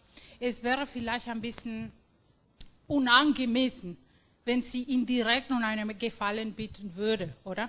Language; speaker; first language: German; non-native, fluent; Spanish